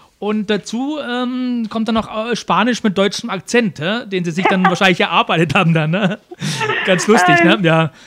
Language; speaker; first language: German; native; German